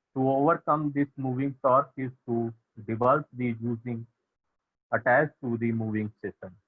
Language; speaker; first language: English; non-native, local second language; Punjabi